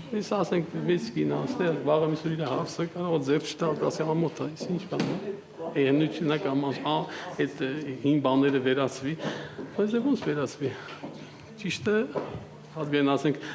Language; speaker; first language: Armenian; non-native, local second language; Kurdish